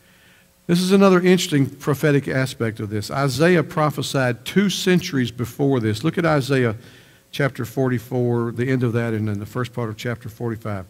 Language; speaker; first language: English; native; English